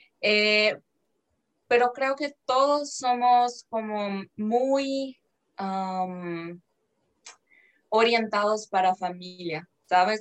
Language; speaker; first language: Spanish; non-native, fluent; Portuguese